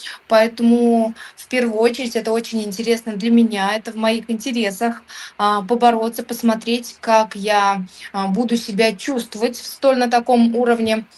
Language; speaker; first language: Russian; native; Russian